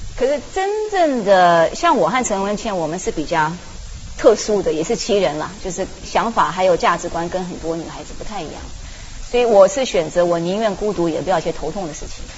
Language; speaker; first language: Chinese; early bilingual, heritage; Chinese